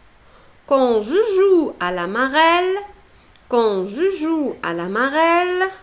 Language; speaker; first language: French; non-native, local second language; Arabic